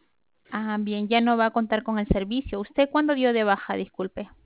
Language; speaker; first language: Spanish; native; Spanish